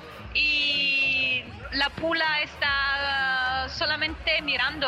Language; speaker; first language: Spanish; non-native, fluent; Italian